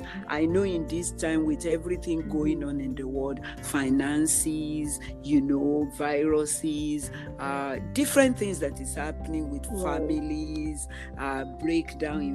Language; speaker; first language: English; non-native, local second language; Yoruba